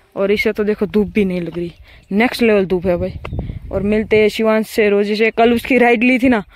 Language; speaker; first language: Hindi; non-native, local second language; Gujarati